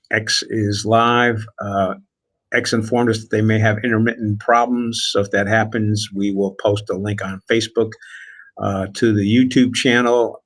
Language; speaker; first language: English; native; English